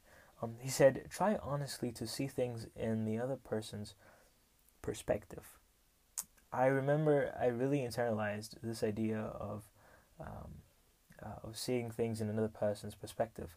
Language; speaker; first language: English; non-native, local second language; Kinyarwanda